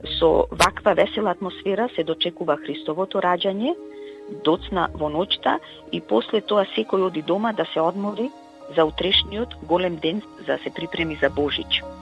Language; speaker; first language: Macedonian; native; Macedonian